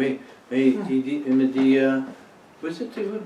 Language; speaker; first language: French; non-native, fluent; English